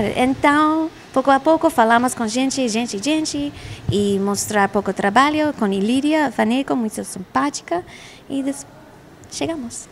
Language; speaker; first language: Portuguese; non-native, learner; English